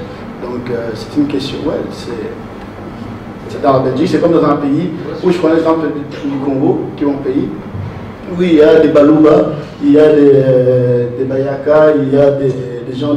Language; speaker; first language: French; non-native, local second language; Swahili